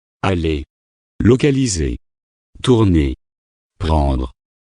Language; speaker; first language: French; non-native, fluent; Arabic